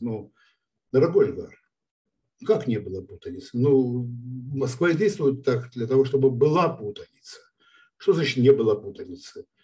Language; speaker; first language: Russian; non-native, local second language; Georgian